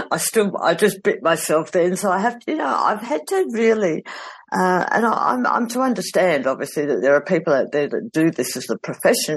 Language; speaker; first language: English; native; English